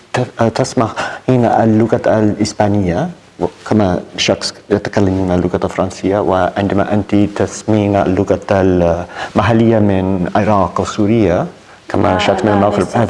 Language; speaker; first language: Arabic; non-native, learner; English